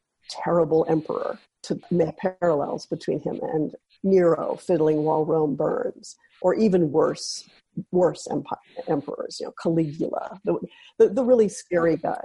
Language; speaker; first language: English; native; English